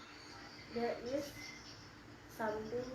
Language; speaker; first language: English; non-native, learner; Indonesian